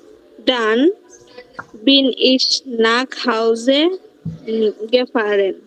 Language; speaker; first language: German; non-native, learner; Bangla